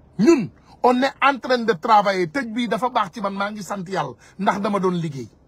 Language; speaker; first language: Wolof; non-native, local second language; Soninke